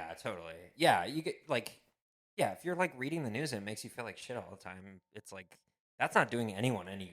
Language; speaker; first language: English; native; English